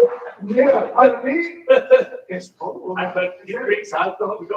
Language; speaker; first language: English; non-native, learner; Spanish